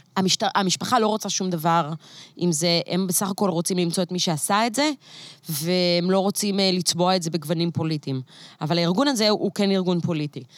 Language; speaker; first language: Hebrew; native; Hebrew